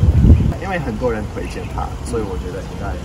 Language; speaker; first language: Chinese; non-native, fluent; English